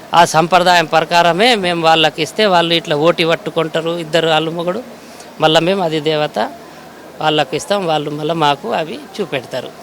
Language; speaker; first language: Telugu; non-native, local second language; Gondi